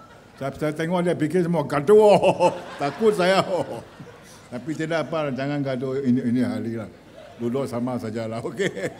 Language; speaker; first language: Malay; native; Malay